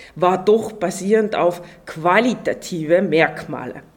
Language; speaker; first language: German; non-native, fluent; Estonian